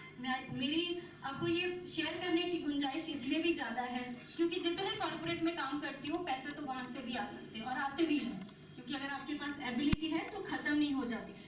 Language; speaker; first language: Hindi; non-native, local second language; Gujarati